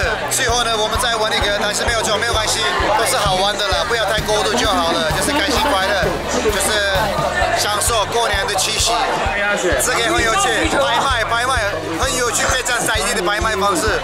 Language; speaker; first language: Chinese; non-native, fluent; Turkish